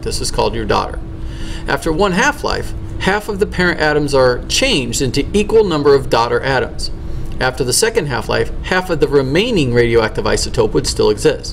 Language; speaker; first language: English; native; English